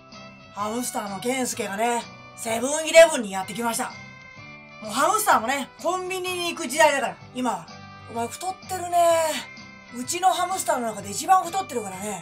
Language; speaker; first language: Japanese; native; Japanese